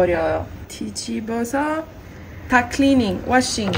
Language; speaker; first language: Korean; non-native, learner; Italian